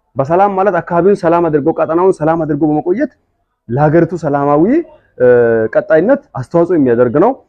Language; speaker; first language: Amharic; non-native, local second language; Hadiyya